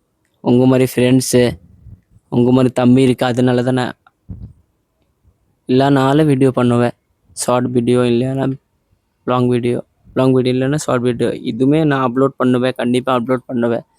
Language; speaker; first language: Tamil; non-native, learner; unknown